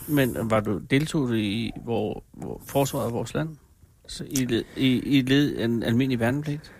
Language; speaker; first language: Danish; native; Danish